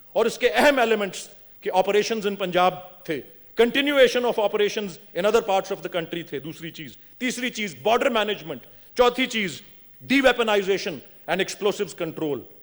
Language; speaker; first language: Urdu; native; Urdu